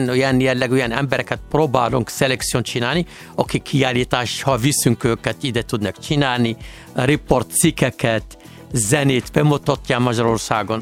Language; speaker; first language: Hungarian; non-native, learner; Arabic